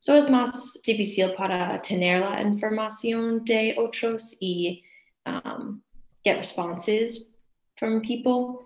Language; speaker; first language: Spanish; non-native, learner; English